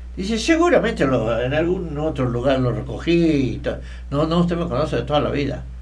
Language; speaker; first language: Spanish; native; Spanish